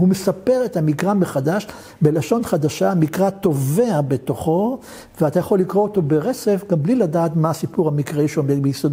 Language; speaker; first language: Hebrew; native; Hebrew